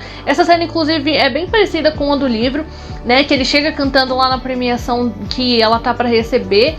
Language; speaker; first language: Portuguese; native; Portuguese